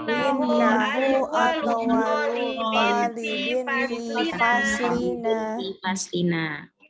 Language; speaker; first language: Arabic; non-native, learner; Indonesian